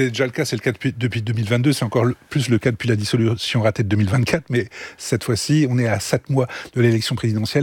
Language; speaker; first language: French; native; French